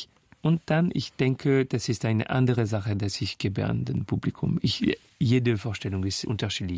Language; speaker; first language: German; non-native, fluent; French